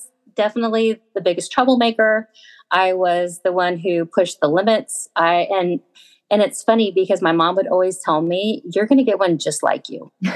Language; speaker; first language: English; native; English